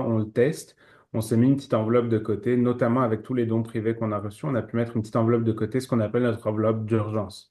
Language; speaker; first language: French; native; French